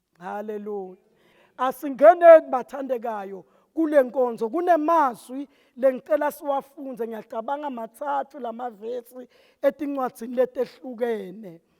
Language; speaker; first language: Zulu; non-native, local second language; Swati